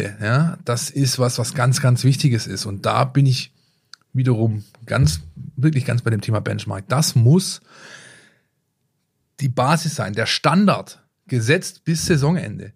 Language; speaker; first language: German; native; German